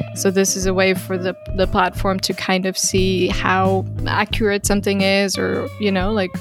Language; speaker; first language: English; non-native, fluent; Dutch